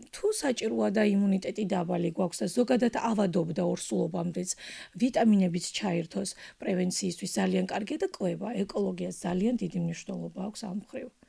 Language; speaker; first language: Georgian; native; Georgian